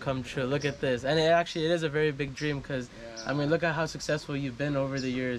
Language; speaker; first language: English; native; English